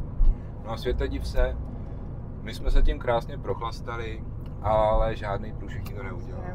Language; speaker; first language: Czech; native; Czech